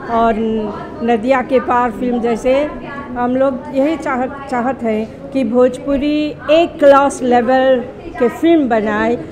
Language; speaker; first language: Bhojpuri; early bilingual, heritage; Bhojpuri